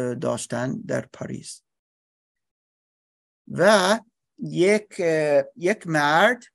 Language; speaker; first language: Persian; non-native, learner; English